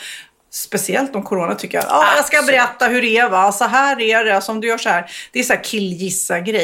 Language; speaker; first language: Swedish; native; Swedish